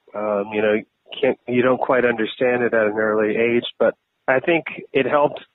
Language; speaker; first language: English; native; English